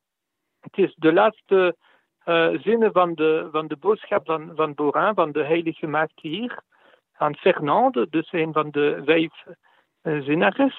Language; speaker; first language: Dutch; non-native, local second language; French